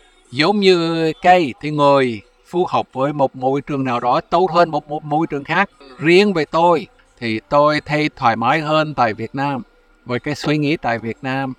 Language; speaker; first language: Vietnamese; non-native, fluent; English